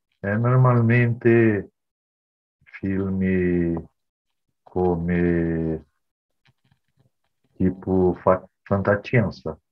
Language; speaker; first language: Italian; non-native, learner; Portuguese